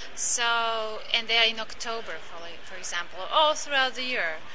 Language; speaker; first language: English; non-native, fluent; Croatian